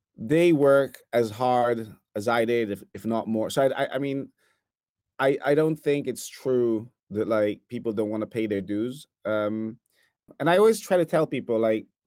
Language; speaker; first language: English; non-native, fluent; Italian